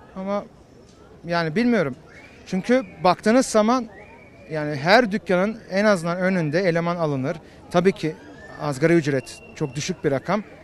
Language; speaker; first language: Turkish; early bilingual, heritage; Turkish